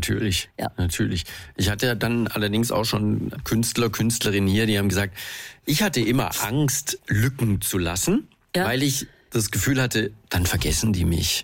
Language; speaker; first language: German; native; German